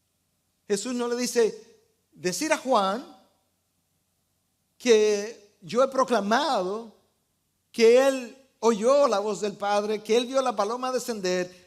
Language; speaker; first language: Spanish; native; Spanish